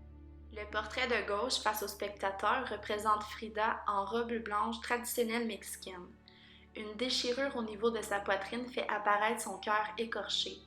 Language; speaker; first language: French; native; French